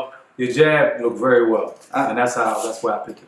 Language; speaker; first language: English; native; English